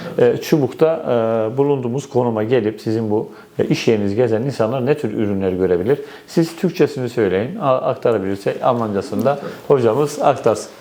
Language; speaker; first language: Turkish; native; Turkish